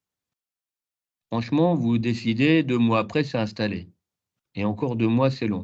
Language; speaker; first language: French; native; French